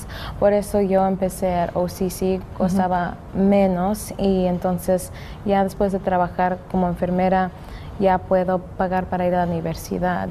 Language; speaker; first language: Spanish; early bilingual, heritage; English